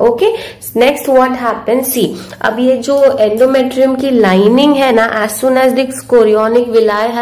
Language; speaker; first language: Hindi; native; Hindi